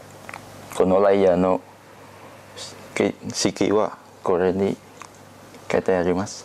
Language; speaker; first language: Japanese; non-native, learner; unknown